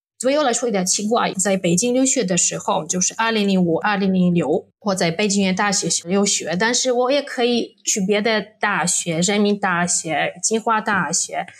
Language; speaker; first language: Chinese; non-native, fluent; Polish